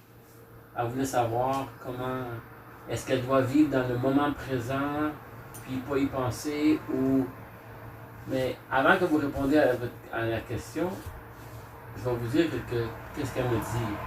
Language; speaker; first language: French; native; French